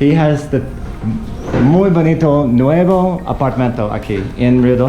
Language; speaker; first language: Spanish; non-native, learner; English